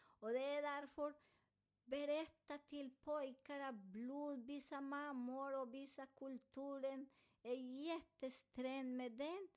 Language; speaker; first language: Swedish; non-native, fluent; Spanish